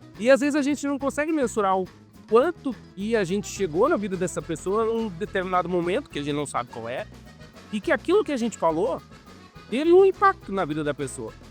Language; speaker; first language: Portuguese; native; Portuguese